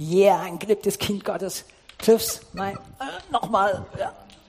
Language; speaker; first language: German; non-native, fluent; English